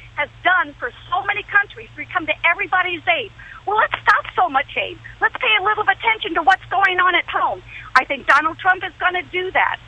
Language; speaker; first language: English; native; English